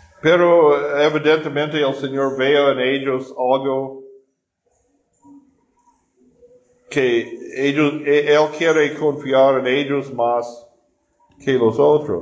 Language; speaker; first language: Spanish; non-native, fluent; English